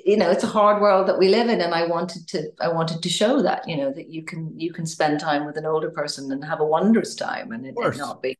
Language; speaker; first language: English; native; English